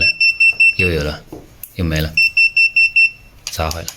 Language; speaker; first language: Chinese; native; Chinese